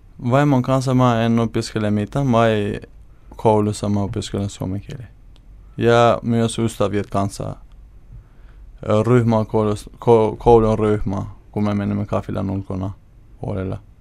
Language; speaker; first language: Finnish; non-native, learner; Albanian